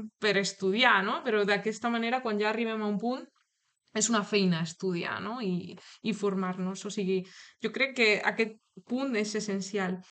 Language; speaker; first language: Catalan; non-native, local second language; Spanish